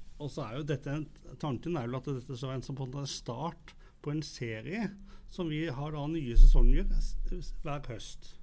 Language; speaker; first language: Norwegian; native; Norwegian